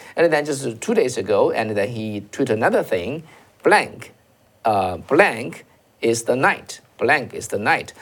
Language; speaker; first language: English; non-native, fluent; Chinese